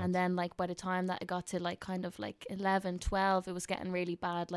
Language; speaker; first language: English; native; English